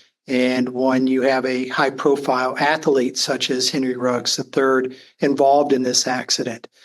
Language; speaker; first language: English; native; English